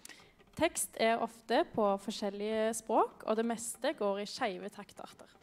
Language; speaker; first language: Norwegian; native; Norwegian